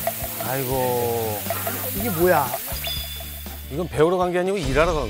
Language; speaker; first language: Korean; native; Korean